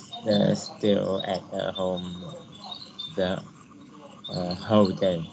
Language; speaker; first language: English; non-native, learner; Vietnamese